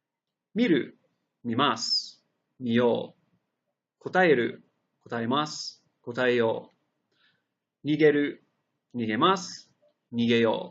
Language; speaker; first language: Japanese; non-native, fluent; English